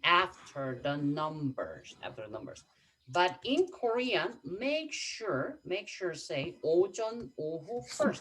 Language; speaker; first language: English; non-native, fluent; Korean